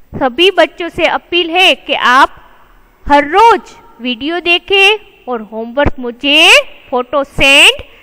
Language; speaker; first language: Hindi; non-native, local second language; Gujarati